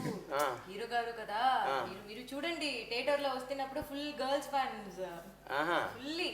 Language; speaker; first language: Telugu; non-native, learner; Tamil